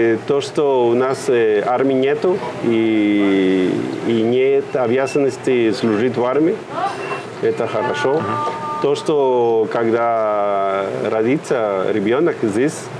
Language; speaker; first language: Russian; non-native, fluent; Spanish